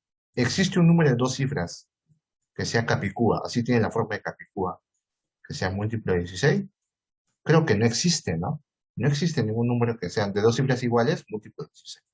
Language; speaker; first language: Spanish; native; Spanish